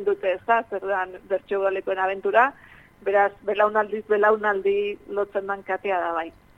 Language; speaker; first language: Basque; native; Basque